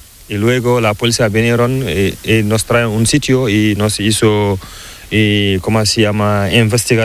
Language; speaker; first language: Spanish; non-native, learner; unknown